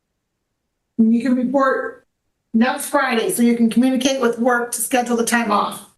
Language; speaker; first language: English; native; English